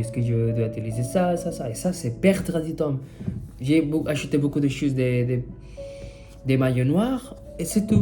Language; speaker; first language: French; non-native, fluent; Spanish